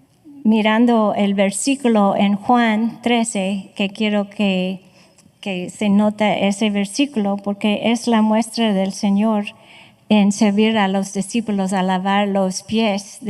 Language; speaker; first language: Spanish; non-native, fluent; English